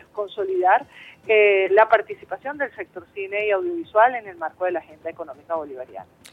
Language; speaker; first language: Spanish; native; Spanish